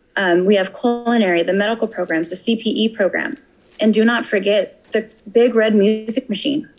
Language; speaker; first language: English; native; English